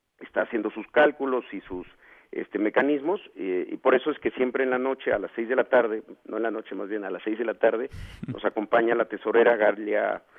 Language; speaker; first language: Spanish; native; Spanish